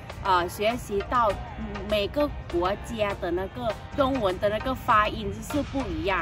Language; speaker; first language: Chinese; non-native, learner; Thai